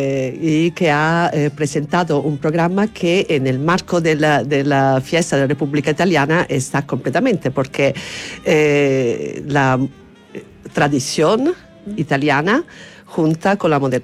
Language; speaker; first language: Spanish; non-native, fluent; Italian